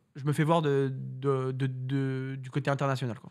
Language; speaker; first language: French; native; French